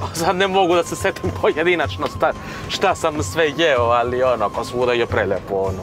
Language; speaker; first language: Croatian; non-native, fluent; Spanish